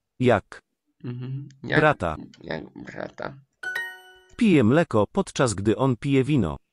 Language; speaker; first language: Polish; non-native, learner; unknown